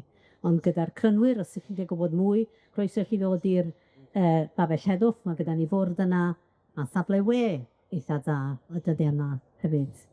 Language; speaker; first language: Welsh; native; Welsh